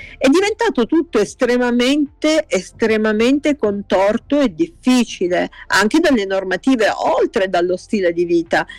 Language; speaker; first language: Italian; native; Italian